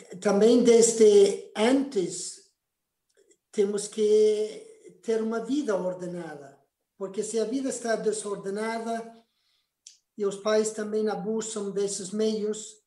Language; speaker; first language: Portuguese; non-native, fluent; Spanish